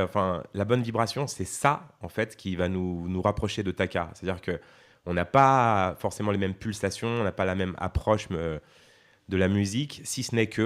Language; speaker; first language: French; native; French